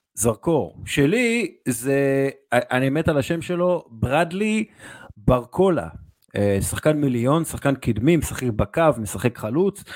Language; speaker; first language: Hebrew; native; Hebrew